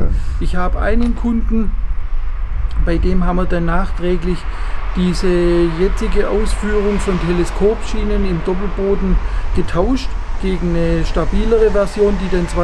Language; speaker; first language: German; native; German